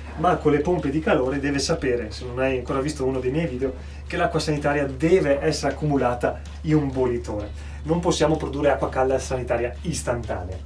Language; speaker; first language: Italian; native; Italian